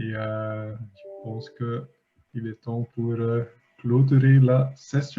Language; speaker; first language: French; non-native, fluent; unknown